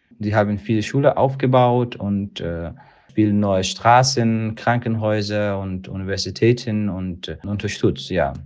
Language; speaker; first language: German; non-native, learner; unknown